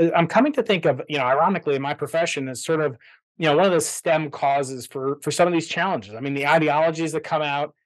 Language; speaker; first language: English; native; English